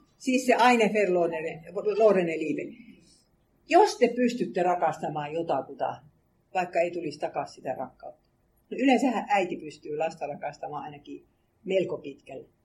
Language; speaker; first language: Finnish; native; Finnish